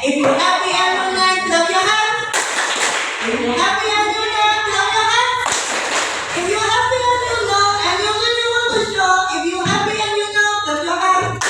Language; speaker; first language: English; non-native, learner; Indonesian